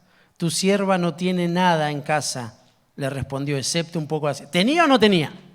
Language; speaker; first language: Spanish; native; Spanish